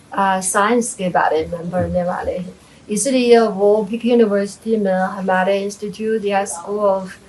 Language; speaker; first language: Hindi; non-native, fluent; Chinese